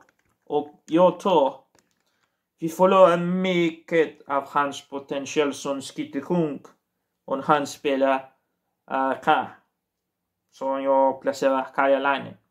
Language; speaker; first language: Swedish; non-native, learner; Portuguese